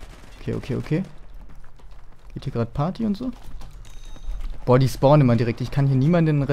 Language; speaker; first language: German; native; German